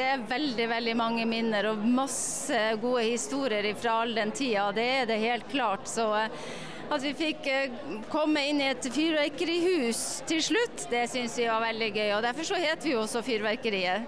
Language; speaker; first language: Norwegian; native; Norwegian